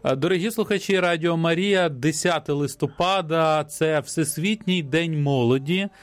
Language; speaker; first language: Ukrainian; native; Ukrainian